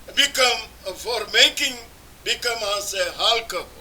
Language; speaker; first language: English; non-native, local second language; Malayalam